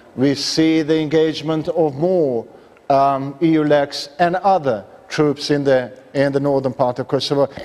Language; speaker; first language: English; non-native, fluent; Albanian